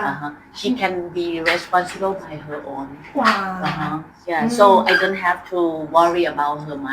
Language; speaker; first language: English; non-native, fluent; Thai